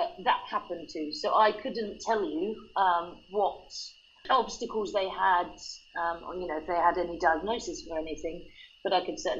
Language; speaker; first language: English; native; English